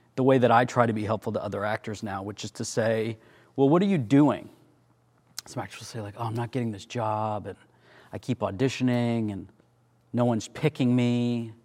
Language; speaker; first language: English; native; English